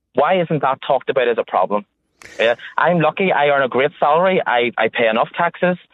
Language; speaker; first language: English; native; English